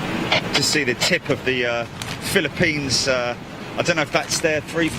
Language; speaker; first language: English; native; English